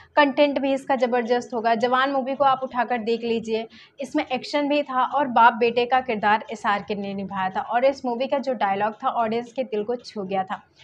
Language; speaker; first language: Hindi; native; Hindi